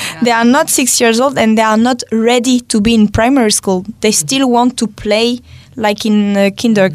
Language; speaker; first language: English; non-native, fluent; French